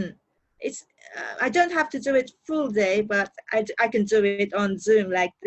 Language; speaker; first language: English; non-native, learner; Japanese